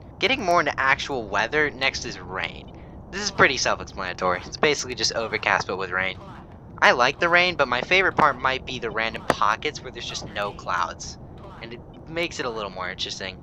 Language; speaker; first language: English; native; English